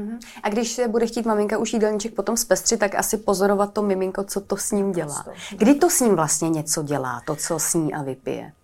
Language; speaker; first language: Czech; native; Czech